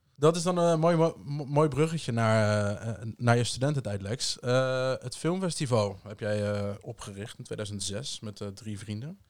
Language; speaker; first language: Dutch; native; Dutch